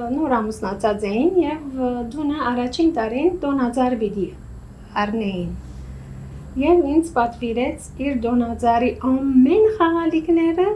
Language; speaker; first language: Armenian; early bilingual, heritage; Armenian